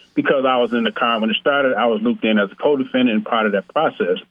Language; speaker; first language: English; native; English